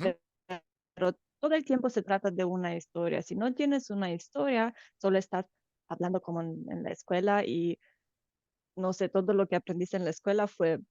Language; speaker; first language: Spanish; non-native, fluent; Romanian